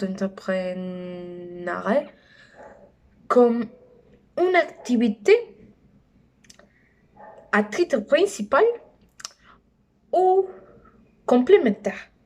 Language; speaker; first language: French; non-native, learner; Spanish